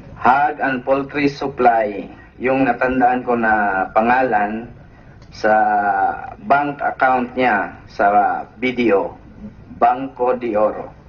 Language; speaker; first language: Filipino; non-native, local second language; Cebuano